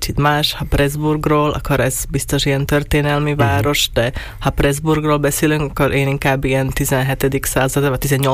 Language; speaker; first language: Hungarian; non-native, local second language; Slovak